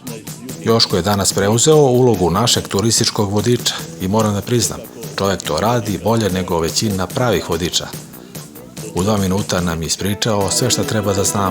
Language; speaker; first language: Serbian; native; Serbian